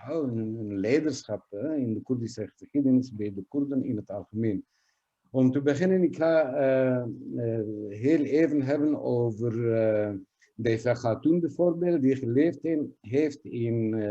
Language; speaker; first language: Dutch; non-native, fluent; Kurdish